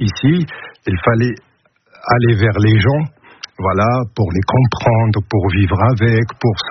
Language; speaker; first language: French; non-native, local second language; Arabic